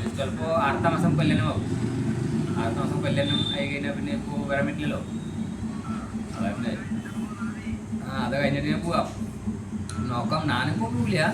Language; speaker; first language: Malayalam; non-native, fluent; Bangla